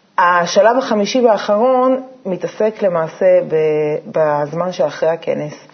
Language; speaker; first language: Hebrew; native; Hebrew